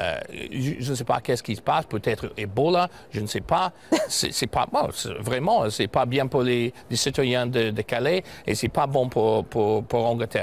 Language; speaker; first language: French; non-native, learner; English